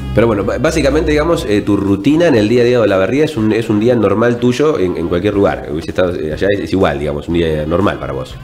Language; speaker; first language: Spanish; native; Spanish